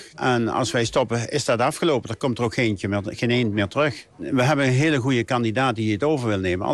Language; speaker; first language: Dutch; native; Dutch